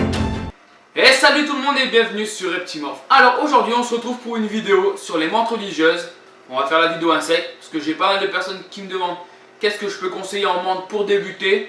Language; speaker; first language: French; native; French